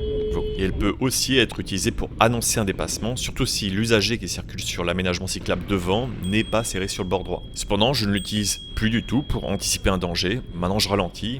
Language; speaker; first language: French; native; French